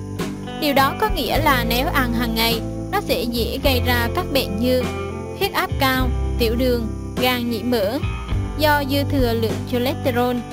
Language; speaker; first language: Vietnamese; native; Vietnamese